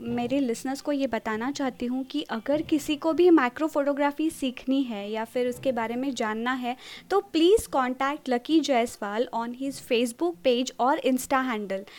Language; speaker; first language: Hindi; non-native, local second language; Marathi